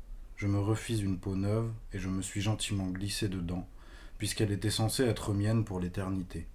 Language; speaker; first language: French; native; French